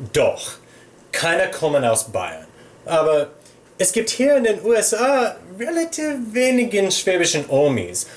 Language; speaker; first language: German; non-native, fluent; English